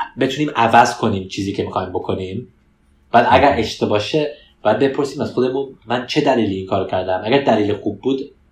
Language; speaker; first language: Persian; early bilingual, heritage; Persian